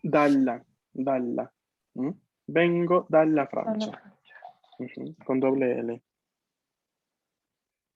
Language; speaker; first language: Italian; non-native, fluent; Spanish